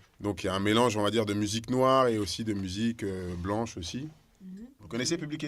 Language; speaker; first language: French; native; French